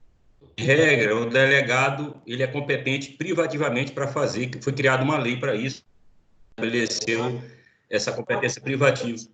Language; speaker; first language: Portuguese; native; Portuguese